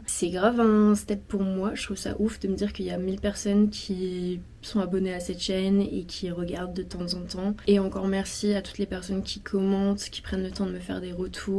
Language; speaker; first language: French; native; French